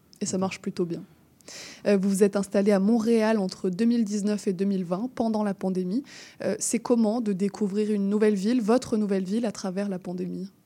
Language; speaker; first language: French; native; French